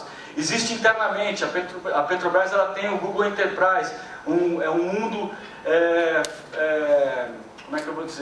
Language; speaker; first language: Portuguese; native; Portuguese